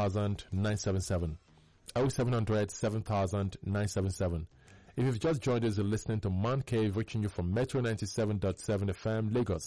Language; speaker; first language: English; non-native, local second language; Igbo